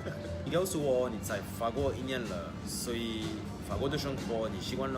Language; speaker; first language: Chinese; non-native, learner; French